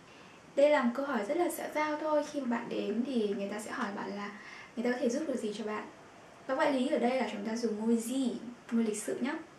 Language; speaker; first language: Vietnamese; native; Vietnamese